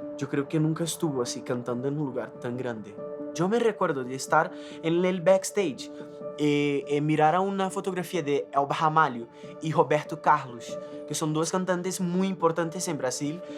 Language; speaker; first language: Spanish; non-native, fluent; Portuguese